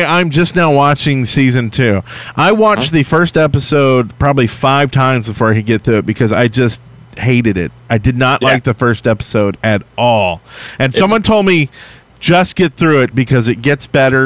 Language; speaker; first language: English; native; English